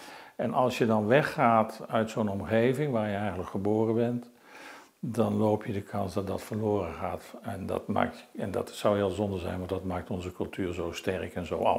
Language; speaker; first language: Dutch; native; Dutch